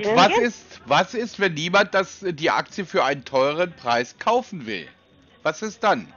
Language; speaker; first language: German; native; German